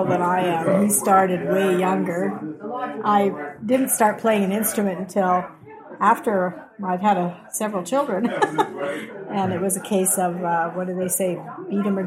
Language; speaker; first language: English; native; English